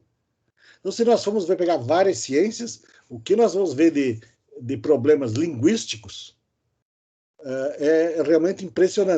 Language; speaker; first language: Portuguese; native; Portuguese